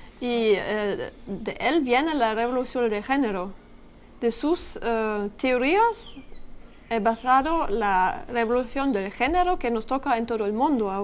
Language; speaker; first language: Spanish; non-native, learner; French